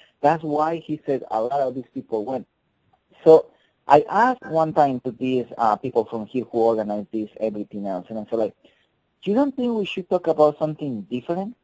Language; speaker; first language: English; non-native, fluent; Spanish